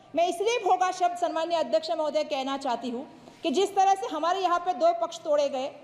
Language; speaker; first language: Hindi; non-native, local second language; Marathi